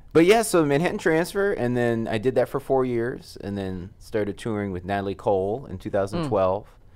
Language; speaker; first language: English; native; English